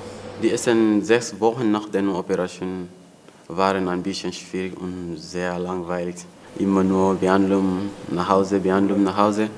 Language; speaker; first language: German; non-native, learner; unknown